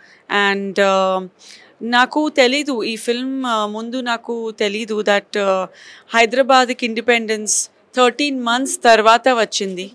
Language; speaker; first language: Telugu; non-native, fluent; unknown